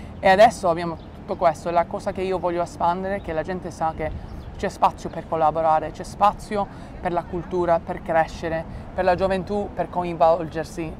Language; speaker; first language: Italian; early bilingual, heritage; English